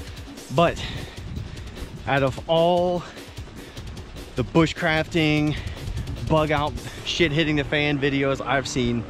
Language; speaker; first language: English; native; English